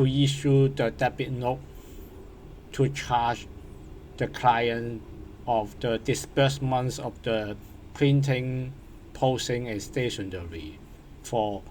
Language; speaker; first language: English; non-native, learner; Cantonese